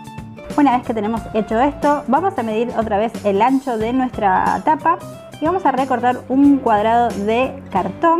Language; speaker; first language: Spanish; native; Spanish